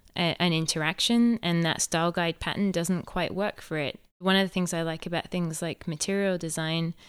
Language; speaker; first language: English; native; English